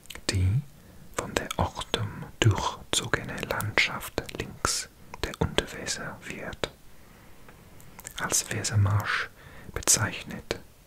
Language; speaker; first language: German; non-native, learner; English